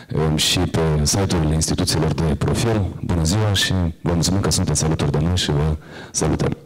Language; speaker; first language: Romanian; native; Romanian